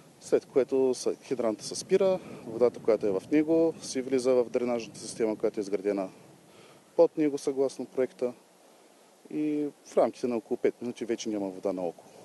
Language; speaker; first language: Bulgarian; native; Bulgarian